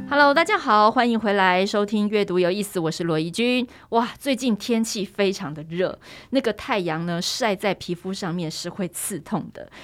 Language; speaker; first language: Chinese; native; Chinese